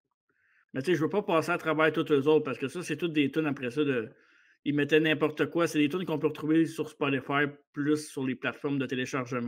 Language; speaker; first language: French; native; French